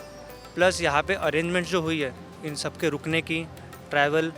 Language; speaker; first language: Hindi; native; Hindi